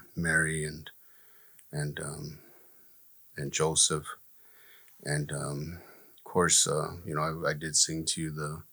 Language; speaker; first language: English; native; English